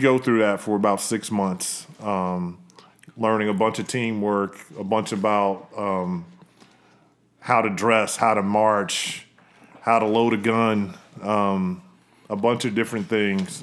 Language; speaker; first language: English; native; English